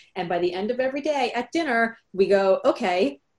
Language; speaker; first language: English; native; English